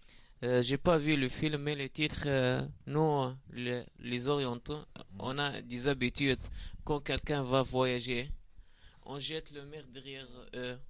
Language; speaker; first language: French; non-native, learner; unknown